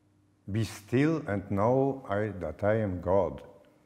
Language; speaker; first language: English; non-native, fluent; Polish